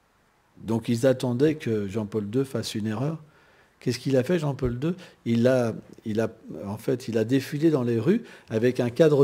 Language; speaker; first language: French; native; French